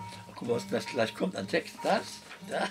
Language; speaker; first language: German; native; German